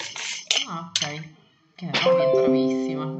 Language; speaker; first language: Italian; native; Italian